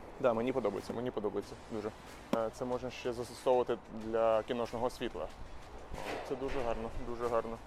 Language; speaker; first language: Ukrainian; non-native, local second language; Russian